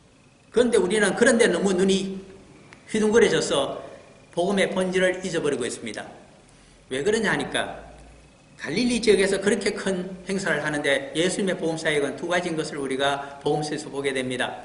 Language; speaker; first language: Korean; native; Korean